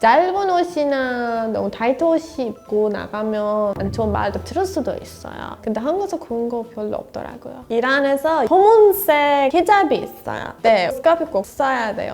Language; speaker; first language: Korean; non-native, learner; Persian